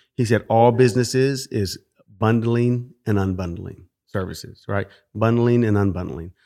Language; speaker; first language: English; native; English